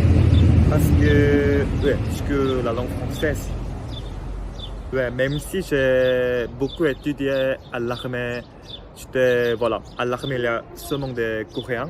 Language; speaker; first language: French; non-native, fluent; Korean